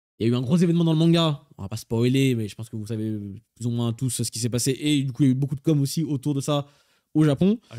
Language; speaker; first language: French; native; French